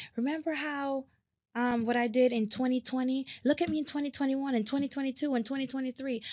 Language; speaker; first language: English; native; English